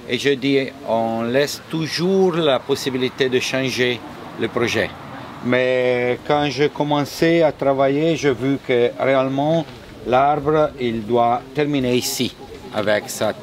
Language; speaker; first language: French; non-native, fluent; Italian